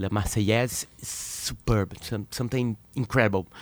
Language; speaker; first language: English; non-native, learner; Portuguese